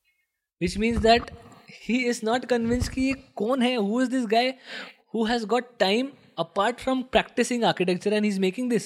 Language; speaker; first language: English; non-native, local second language; Marathi